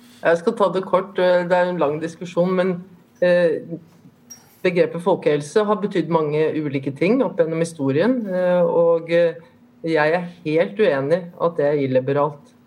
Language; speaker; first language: Norwegian; native; Norwegian